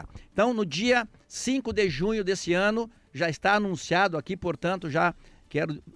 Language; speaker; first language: Portuguese; native; Portuguese